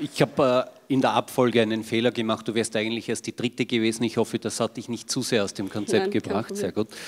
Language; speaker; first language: German; native; German